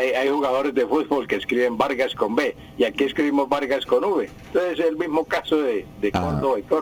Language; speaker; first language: Spanish; native; Spanish